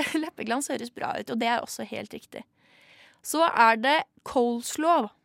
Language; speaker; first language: Norwegian; native; Norwegian